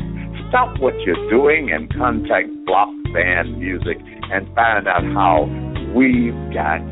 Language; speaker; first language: English; native; English